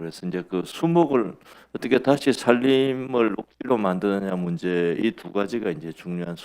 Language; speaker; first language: Korean; native; Korean